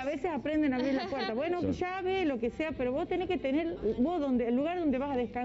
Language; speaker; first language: Spanish; native; Spanish